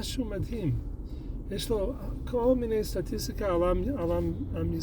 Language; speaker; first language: Hebrew; non-native, fluent; English